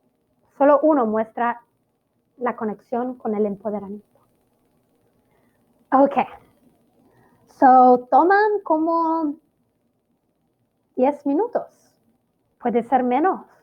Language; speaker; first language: Spanish; non-native, fluent; Italian